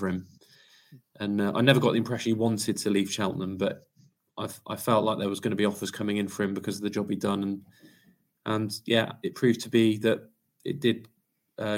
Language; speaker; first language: English; native; English